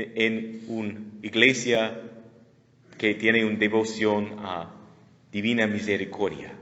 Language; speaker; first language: Spanish; non-native, learner; English